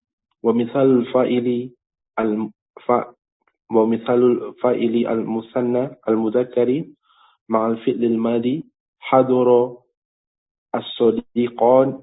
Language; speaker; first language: Arabic; non-native, learner; Indonesian